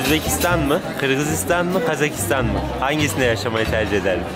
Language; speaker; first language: Turkish; native; Turkish